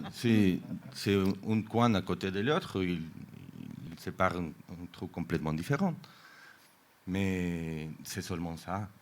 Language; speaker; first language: French; non-native, fluent; Spanish